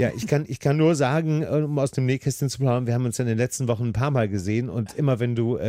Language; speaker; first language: German; native; German